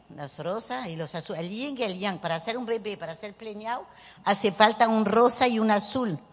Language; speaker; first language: Spanish; early bilingual, heritage; Spanish